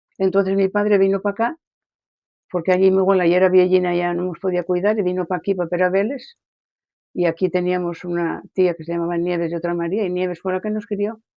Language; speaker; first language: Asturian; native; Asturian